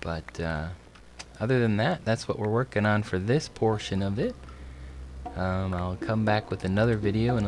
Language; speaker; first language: English; native; English